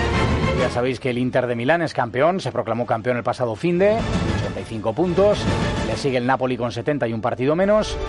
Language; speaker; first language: Spanish; native; Spanish